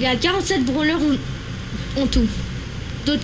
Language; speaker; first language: French; native; French